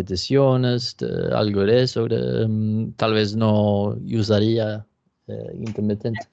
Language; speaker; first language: Spanish; non-native, fluent; Swedish